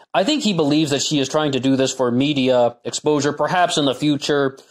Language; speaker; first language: English; native; English